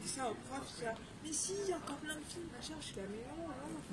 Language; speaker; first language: French; native; French